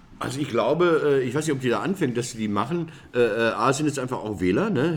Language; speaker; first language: German; native; German